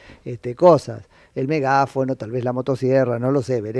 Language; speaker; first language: Spanish; native; Spanish